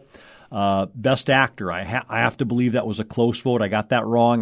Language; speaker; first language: English; native; English